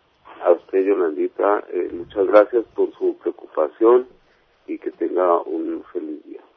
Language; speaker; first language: Spanish; native; Spanish